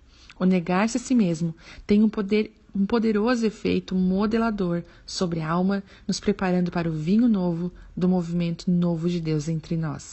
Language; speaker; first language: Portuguese; native; Portuguese